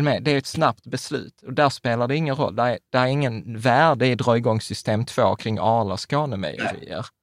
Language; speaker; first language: Swedish; early bilingual, other home language; Czech